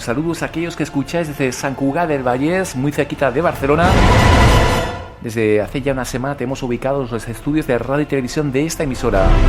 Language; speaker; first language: Spanish; native; Spanish